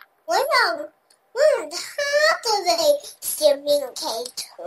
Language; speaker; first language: Chinese; early bilingual, heritage; Chinese